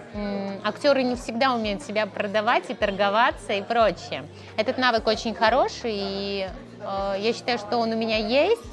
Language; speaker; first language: Russian; native; Russian